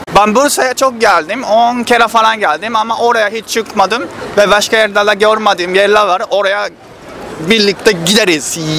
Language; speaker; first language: Turkish; non-native, learner; Japanese